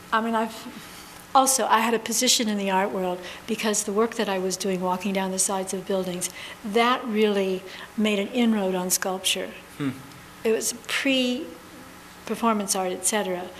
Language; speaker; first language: English; native; English